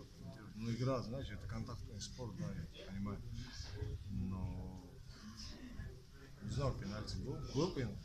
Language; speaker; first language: Russian; non-native, learner; Georgian